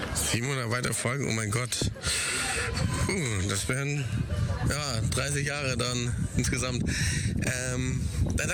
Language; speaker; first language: German; native; German